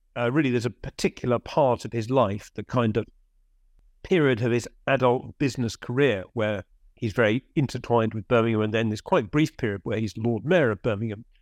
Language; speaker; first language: English; native; English